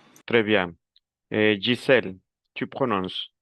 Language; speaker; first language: French; non-native, fluent; Spanish